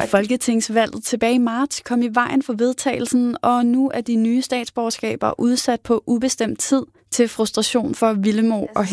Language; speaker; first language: Danish; native; Danish